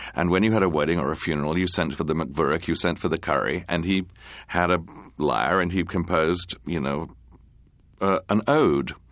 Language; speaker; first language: English; native; English